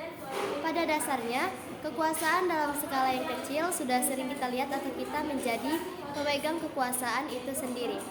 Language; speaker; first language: Indonesian; native; Indonesian